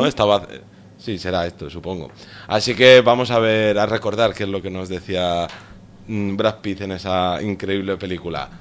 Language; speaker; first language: Spanish; native; Spanish